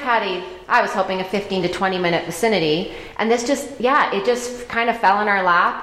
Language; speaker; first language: English; native; English